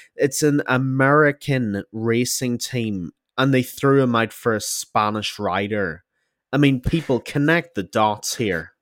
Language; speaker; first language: English; native; English